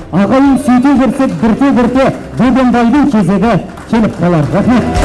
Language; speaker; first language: Kazakh; native; Kazakh